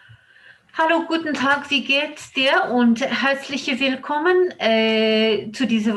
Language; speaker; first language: German; non-native, fluent; English